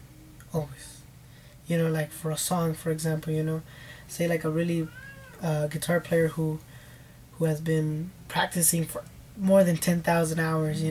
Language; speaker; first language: English; early bilingual, other home language; Spanish